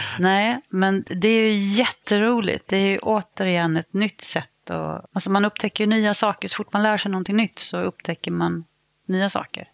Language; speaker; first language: Swedish; native; Swedish